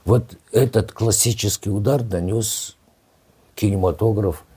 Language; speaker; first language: Russian; non-native, local second language; Kazakh